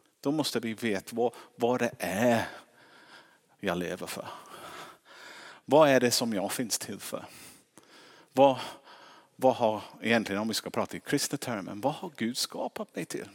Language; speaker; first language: Swedish; non-native, fluent; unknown